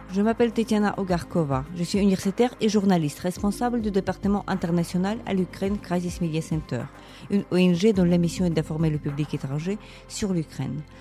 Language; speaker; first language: French; non-native, fluent; Ukrainian